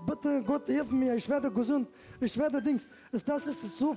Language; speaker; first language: German; non-native, learner; Turkish